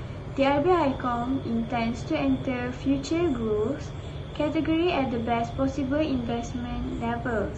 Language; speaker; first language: English; non-native, fluent; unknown